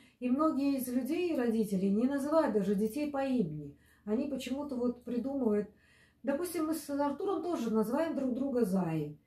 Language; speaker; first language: Russian; native; Russian